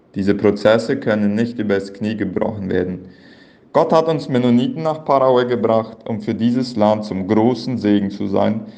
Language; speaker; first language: German; early bilingual, heritage; Plautdietsch